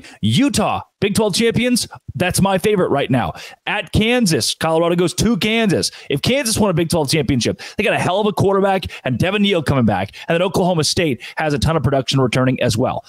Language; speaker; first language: English; native; English